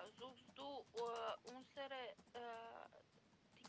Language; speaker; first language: German; non-native, learner; Macedonian